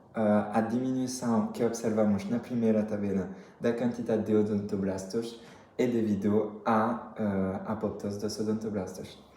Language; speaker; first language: Portuguese; non-native, fluent; French